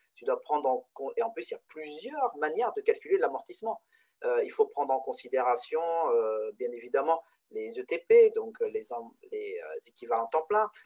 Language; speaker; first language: French; non-native, local second language; Arabic